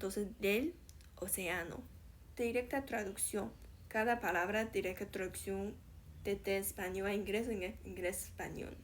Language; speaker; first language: Spanish; non-native, fluent; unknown